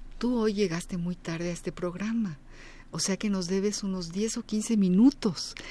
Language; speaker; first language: Spanish; native; Spanish